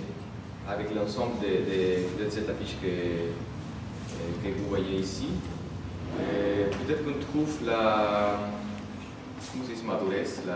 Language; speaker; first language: French; non-native, fluent; Spanish